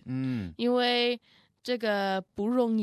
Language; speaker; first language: Chinese; non-native, learner; Russian